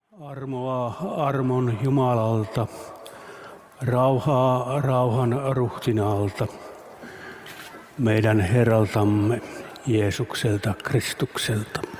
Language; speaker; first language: Finnish; native; Finnish